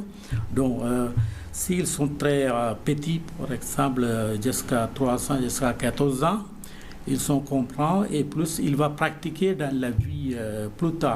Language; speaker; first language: French; non-native, learner; Malayalam